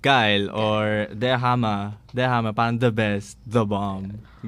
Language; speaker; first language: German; non-native, learner; Filipino